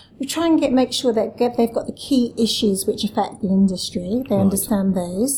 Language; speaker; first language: English; native; English